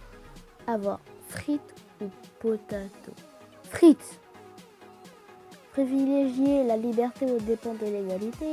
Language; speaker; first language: French; native; French